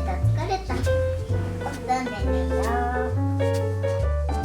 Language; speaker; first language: Japanese; early bilingual, heritage; Japanese